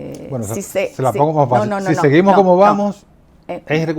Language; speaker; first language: Spanish; native; Spanish